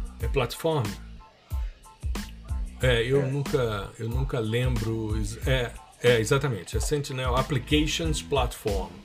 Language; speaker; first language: Portuguese; native; Portuguese